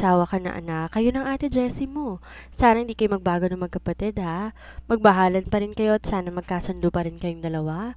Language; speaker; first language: Filipino; native; Filipino